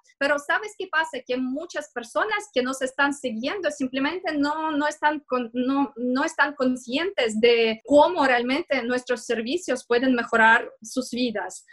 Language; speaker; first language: Spanish; non-native, fluent; Russian